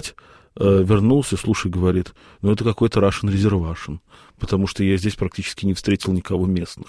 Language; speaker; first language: Russian; native; Russian